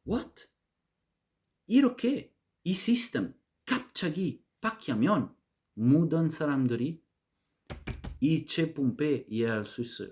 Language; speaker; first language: Korean; non-native, learner; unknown